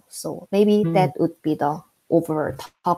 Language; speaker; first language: English; non-native, fluent; Korean